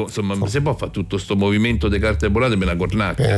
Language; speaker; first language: Italian; native; Italian